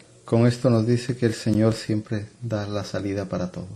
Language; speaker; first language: Spanish; native; Spanish